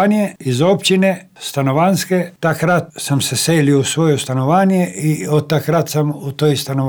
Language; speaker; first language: Slovenian; non-native, fluent; Albanian